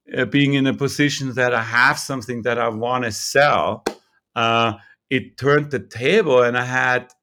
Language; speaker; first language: English; non-native, fluent; German